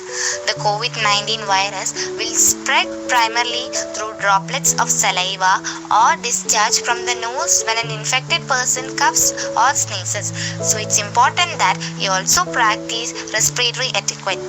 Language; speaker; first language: English; non-native, local second language; Malayalam